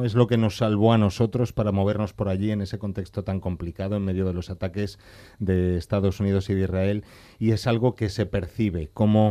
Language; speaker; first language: Spanish; native; Spanish